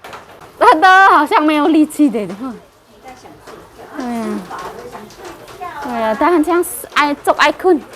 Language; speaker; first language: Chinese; non-native, local second language; Indonesian